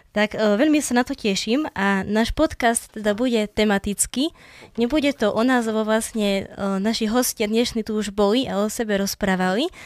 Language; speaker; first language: Slovak; native; Slovak